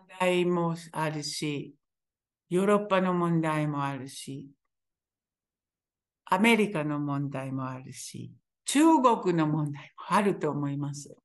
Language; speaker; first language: Japanese; non-native, fluent; Hebrew